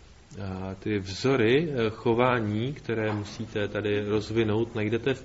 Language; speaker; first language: Czech; native; Czech